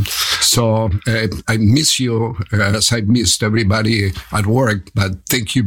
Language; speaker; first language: English; non-native, fluent; Spanish